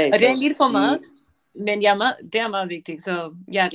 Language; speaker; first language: Danish; non-native, learner; Spanish